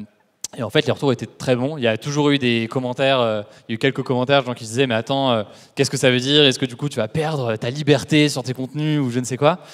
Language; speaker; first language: French; native; French